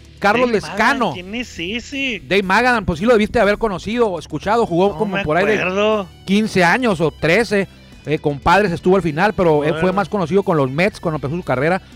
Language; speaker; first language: Spanish; native; Spanish